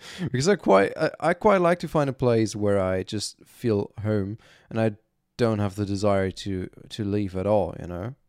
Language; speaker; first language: English; non-native, fluent; German